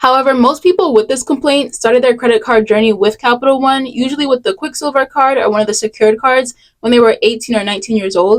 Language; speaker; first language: English; native; English